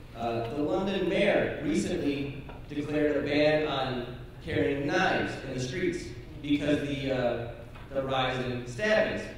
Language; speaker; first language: English; native; English